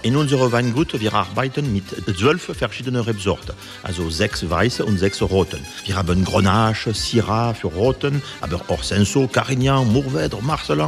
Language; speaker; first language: German; non-native, learner; French